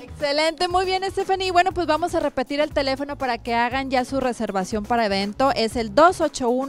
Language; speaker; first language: Spanish; native; Spanish